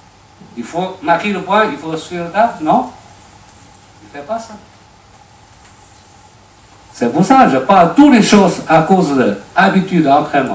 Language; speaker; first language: French; non-native, learner; Chinese